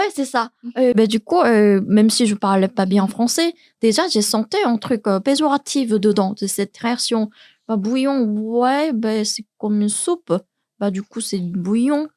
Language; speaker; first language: French; non-native, learner; Korean